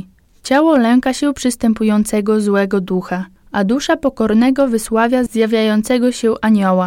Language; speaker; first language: Polish; native; Polish